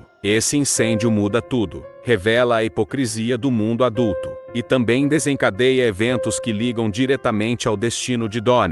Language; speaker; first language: Portuguese; native; Portuguese